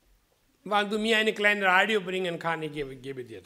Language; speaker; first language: German; non-native, fluent; Hindi